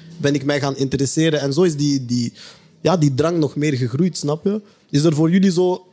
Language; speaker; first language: Dutch; native; Dutch